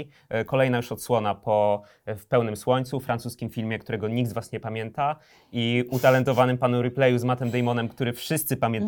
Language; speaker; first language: Polish; native; Polish